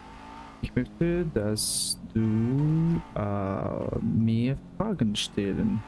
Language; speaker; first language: German; non-native, learner; Russian